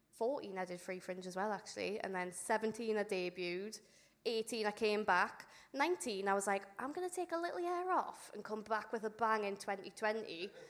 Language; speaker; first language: English; native; English